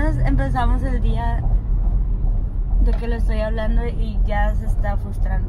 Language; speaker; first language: Spanish; early bilingual, other home language; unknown